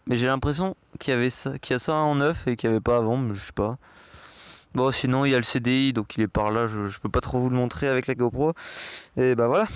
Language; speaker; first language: French; native; French